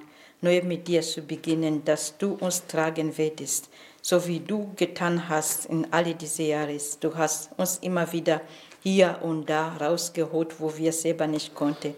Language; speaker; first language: German; non-native, learner; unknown